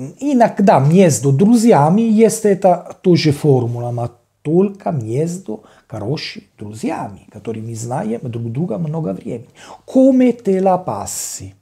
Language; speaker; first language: Russian; non-native, learner; Italian